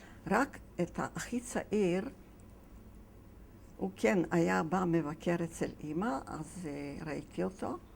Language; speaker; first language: Hebrew; non-native, fluent; Yiddish